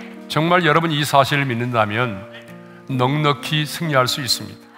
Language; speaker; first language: Korean; native; Korean